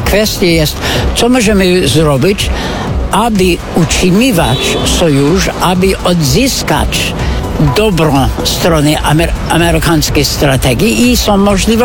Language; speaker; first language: Polish; non-native, fluent; English